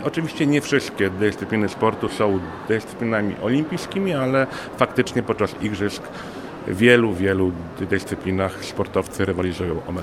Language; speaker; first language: Polish; native; Polish